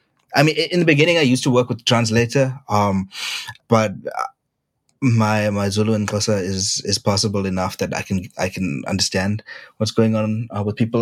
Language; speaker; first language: English; native; English